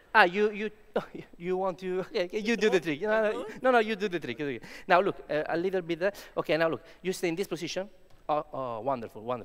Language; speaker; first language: English; non-native, learner; Italian